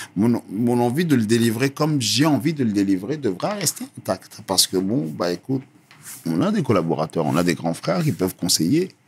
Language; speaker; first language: French; early bilingual, other home language; Lingala